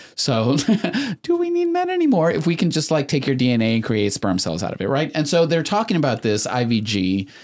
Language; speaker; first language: English; early bilingual, other home language; Spanish